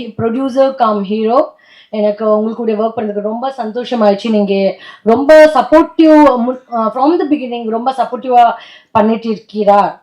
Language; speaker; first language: Tamil; non-native, learner; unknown